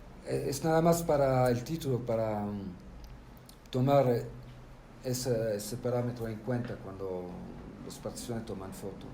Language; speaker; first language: Spanish; non-native, fluent; French